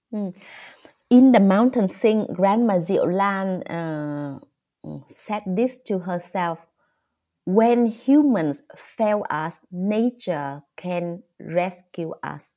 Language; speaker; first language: English; non-native, fluent; Vietnamese